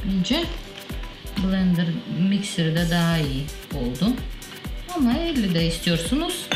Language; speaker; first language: Turkish; non-native, learner; Russian